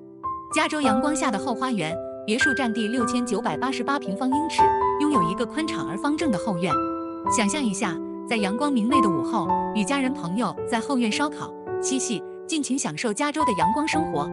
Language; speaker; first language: Chinese; native; Chinese